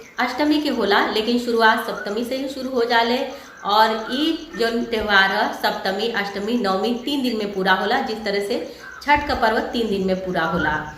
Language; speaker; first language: Bhojpuri; native; Bhojpuri